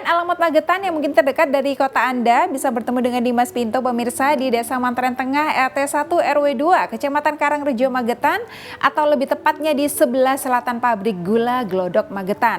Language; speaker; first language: Indonesian; native; Indonesian